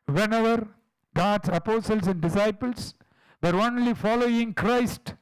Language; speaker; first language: English; non-native, local second language; Tamil